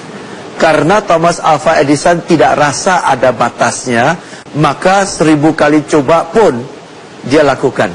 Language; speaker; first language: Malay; non-native, fluent; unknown